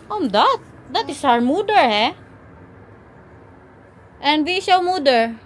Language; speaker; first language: Dutch; non-native, learner; Filipino